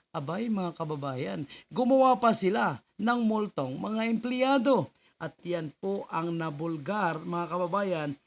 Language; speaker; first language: Filipino; native; Filipino